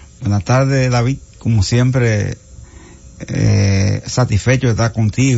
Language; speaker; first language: Spanish; native; Spanish